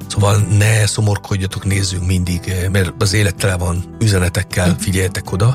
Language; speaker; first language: Hungarian; non-native, fluent; Italian